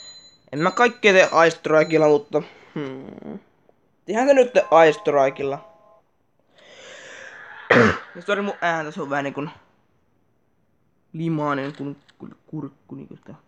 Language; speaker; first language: Finnish; native; Finnish